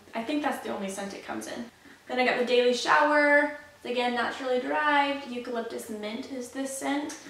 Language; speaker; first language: English; native; English